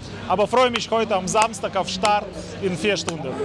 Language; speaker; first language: German; non-native, learner; Russian